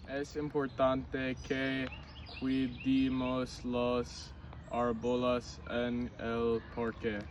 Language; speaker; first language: Spanish; non-native, learner; English